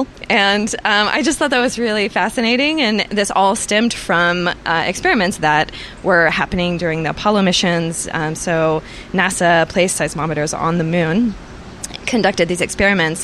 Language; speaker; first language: English; native; English